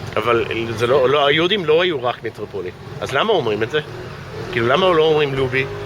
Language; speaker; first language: Hebrew; non-native, fluent; English